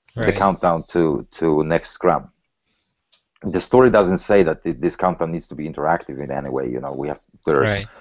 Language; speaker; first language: English; early bilingual, other home language; Polish